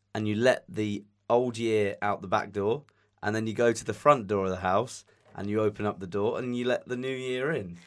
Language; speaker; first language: English; native; English